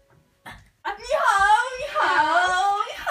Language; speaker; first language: Chinese; non-native, learner; Norwegian